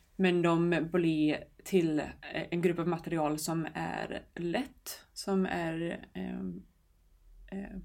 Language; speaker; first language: Swedish; non-native, fluent; English